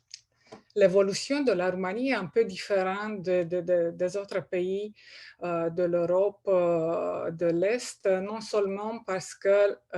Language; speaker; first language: French; non-native, fluent; Romanian